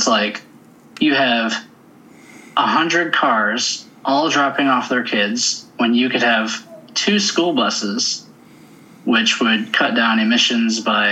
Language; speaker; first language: English; native; English